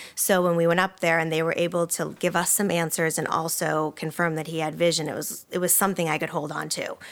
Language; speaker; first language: English; native; English